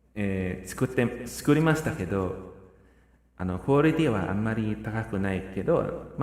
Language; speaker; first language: Japanese; non-native, fluent; English